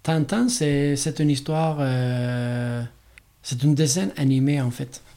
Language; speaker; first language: French; non-native, fluent; Swedish